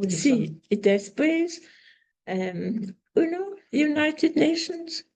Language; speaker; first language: Spanish; non-native, learner; English